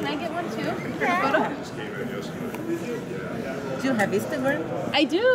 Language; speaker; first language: English; non-native, learner; Portuguese